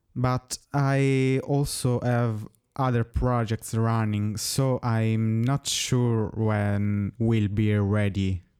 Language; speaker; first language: English; non-native, fluent; Italian